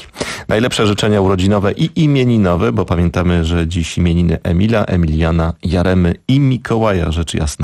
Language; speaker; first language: Polish; native; Polish